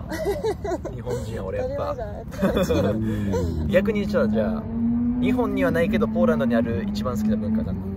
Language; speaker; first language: Japanese; native; Japanese